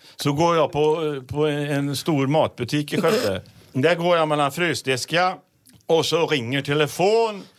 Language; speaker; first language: Swedish; native; Swedish